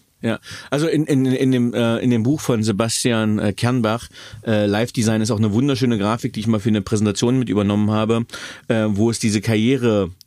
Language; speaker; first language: German; native; German